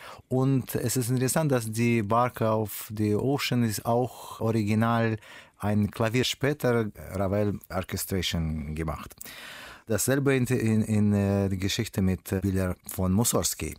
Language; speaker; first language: German; non-native, learner; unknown